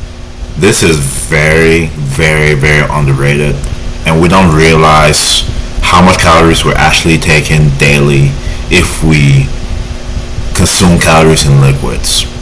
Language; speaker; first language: English; native; English